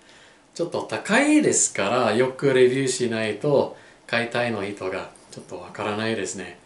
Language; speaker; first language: Japanese; non-native, learner; English